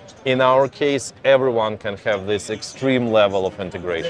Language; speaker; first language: English; non-native, fluent; Russian